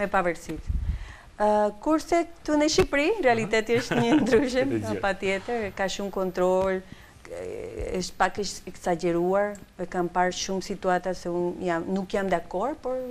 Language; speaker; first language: Albanian; non-native, learner; Spanish